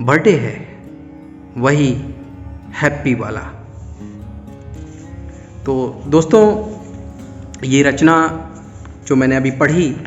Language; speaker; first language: Hindi; native; Hindi